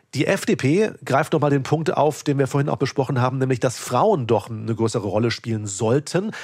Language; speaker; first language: German; native; German